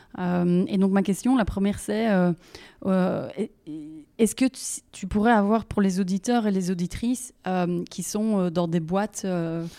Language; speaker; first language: French; native; French